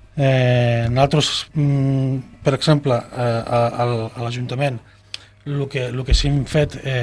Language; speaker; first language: Catalan; non-native, local second language; Spanish